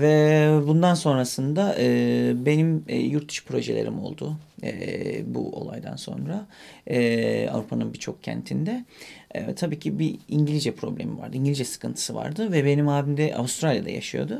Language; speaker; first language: Turkish; native; Turkish